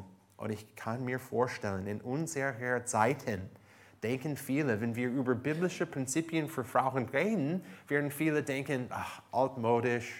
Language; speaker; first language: German; non-native, fluent; English